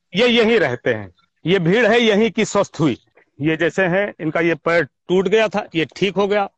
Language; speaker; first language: Hindi; native; Hindi